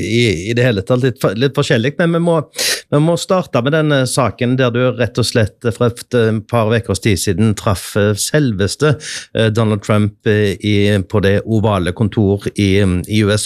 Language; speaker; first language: Norwegian; native; Norwegian